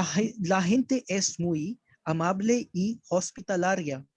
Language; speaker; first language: Spanish; non-native, learner; Hindi